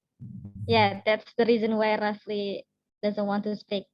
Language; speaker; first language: English; non-native, learner; Indonesian